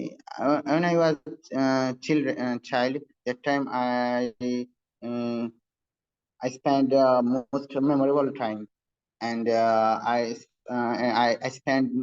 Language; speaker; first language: English; non-native, learner; Bangla